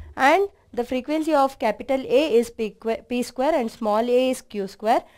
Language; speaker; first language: English; non-native, local second language; Kannada